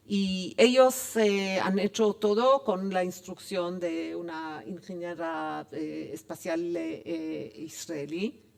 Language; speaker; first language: Spanish; non-native, fluent; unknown